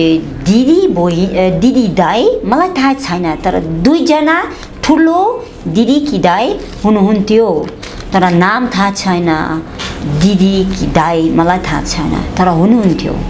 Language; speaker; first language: Nepali; non-native, learner; Dutch